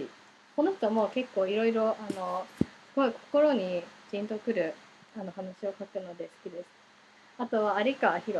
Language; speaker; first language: Japanese; early bilingual, heritage; Japanese